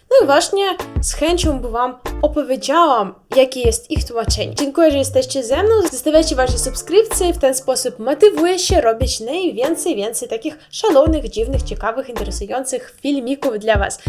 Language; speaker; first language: Polish; non-native, learner; Russian